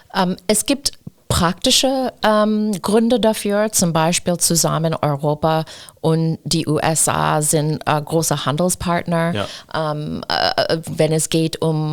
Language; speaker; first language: German; non-native, fluent; English